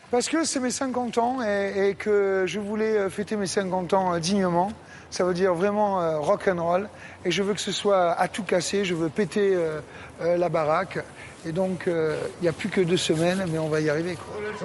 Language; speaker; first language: French; native; French